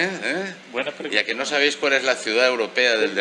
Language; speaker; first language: Spanish; native; Spanish